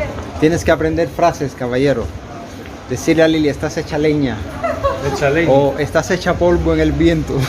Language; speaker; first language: Spanish; native; Spanish